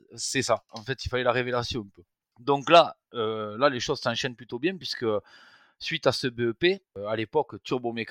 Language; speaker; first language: French; native; French